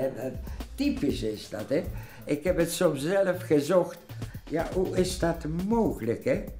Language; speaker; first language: Dutch; non-native, fluent; Polish